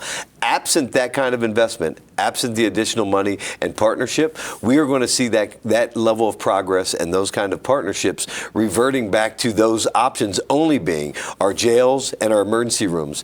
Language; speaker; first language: English; native; English